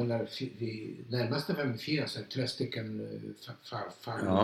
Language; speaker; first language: Swedish; non-native, fluent; Polish